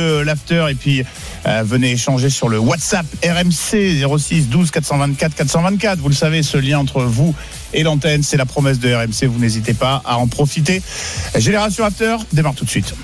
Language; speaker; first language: French; native; French